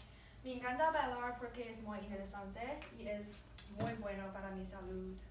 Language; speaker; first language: Spanish; non-native, learner; English